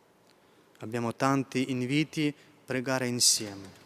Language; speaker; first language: Italian; non-native, fluent; Ukrainian